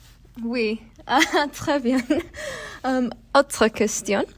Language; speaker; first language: French; non-native, learner; English